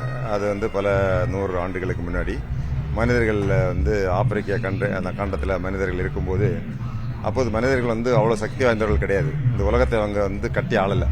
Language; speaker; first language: Tamil; native; Tamil